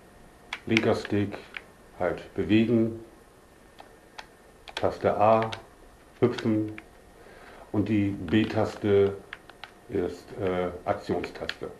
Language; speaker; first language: German; native; German